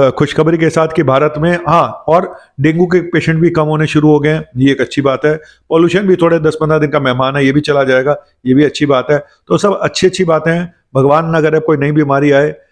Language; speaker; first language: Hindi; native; Hindi